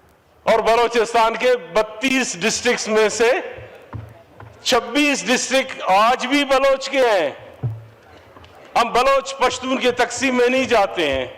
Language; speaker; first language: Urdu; non-native, local second language; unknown